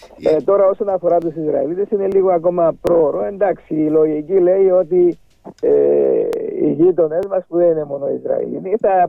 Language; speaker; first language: Greek; native; Greek